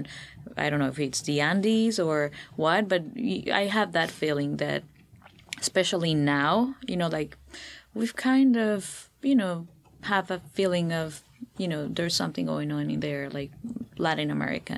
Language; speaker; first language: English; non-native, fluent; Spanish